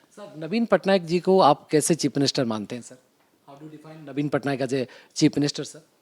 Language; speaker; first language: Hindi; non-native, local second language; Odia